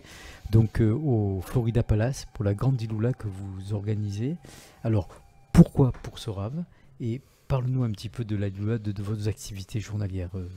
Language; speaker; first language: French; native; French